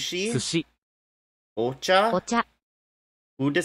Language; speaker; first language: Japanese; non-native, learner; English